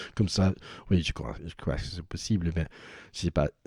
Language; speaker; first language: French; non-native, fluent; English